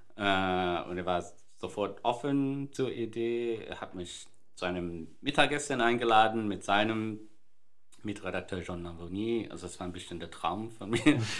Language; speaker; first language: German; non-native, fluent; English